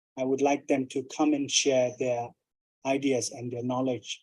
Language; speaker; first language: English; non-native, fluent; Thai